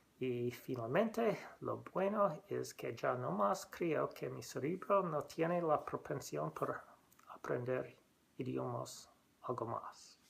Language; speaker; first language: Spanish; non-native, learner; English